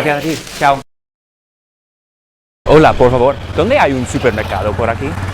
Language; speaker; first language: Spanish; non-native, learner; English